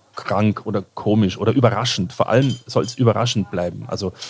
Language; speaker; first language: German; native; German